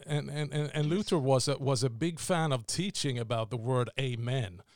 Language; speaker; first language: English; non-native, fluent; Swedish